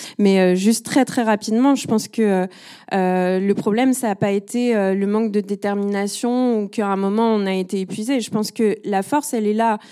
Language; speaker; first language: French; native; French